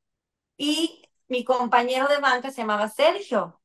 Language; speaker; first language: Spanish; native; Spanish